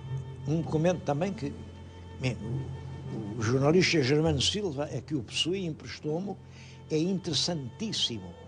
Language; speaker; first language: Portuguese; native; Portuguese